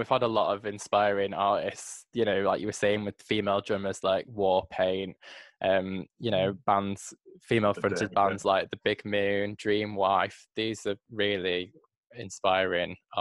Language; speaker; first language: English; native; English